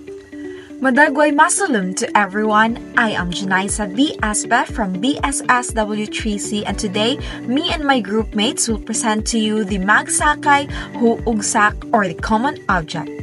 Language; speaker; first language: English; non-native, local second language; Cebuano